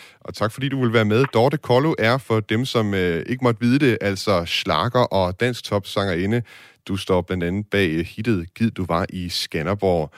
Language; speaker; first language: Danish; native; Danish